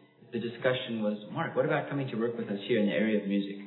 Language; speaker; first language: English; non-native, local second language; Afrikaans